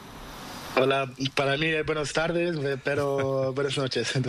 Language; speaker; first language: Spanish; non-native, learner; Portuguese